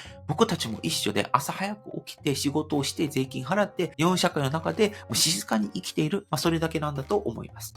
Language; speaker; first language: Japanese; non-native, fluent; Korean